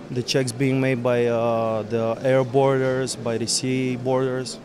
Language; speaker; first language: English; non-native, fluent; Bulgarian